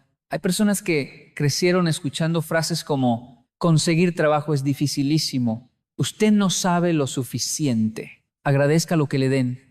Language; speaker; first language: Spanish; native; Spanish